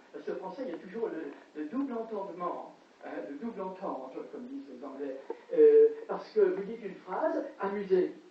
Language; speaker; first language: French; native; French